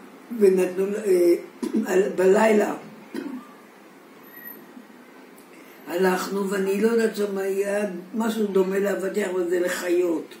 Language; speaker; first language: Hebrew; non-native, fluent; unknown